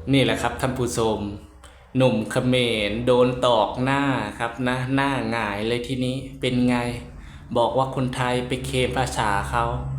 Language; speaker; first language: Thai; native; Thai